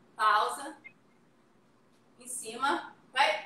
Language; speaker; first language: Portuguese; native; Portuguese